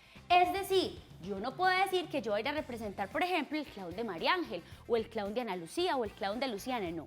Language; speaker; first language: Spanish; native; Spanish